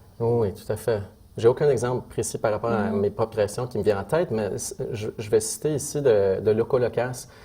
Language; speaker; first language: French; native; French